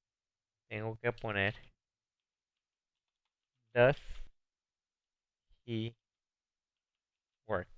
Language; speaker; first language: Spanish; early bilingual, heritage; Spanish